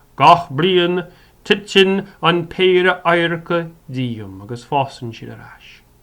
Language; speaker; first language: Irish; native; Irish